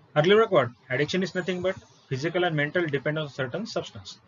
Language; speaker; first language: English; non-native, local second language; Marathi